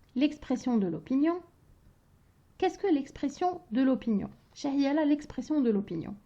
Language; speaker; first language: French; non-native, local second language; Arabic